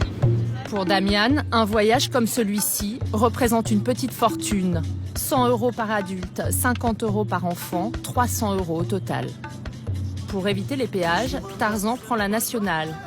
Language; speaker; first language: French; native; French